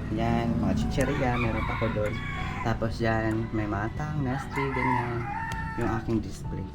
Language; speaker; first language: Filipino; non-native, local second language; Waray